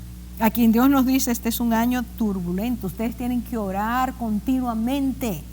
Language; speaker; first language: Spanish; native; Spanish